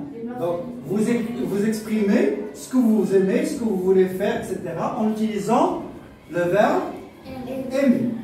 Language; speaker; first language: French; non-native, local second language; Arabic